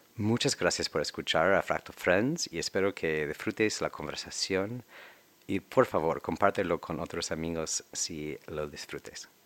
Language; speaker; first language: Spanish; non-native, fluent; English